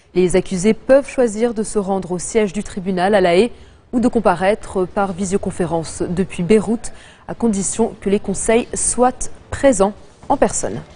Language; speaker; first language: French; non-native, local second language; Arabic